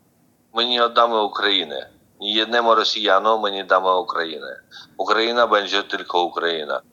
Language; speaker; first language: Polish; non-native, learner; Ukrainian